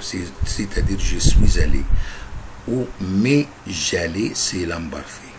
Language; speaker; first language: French; non-native, fluent; Arabic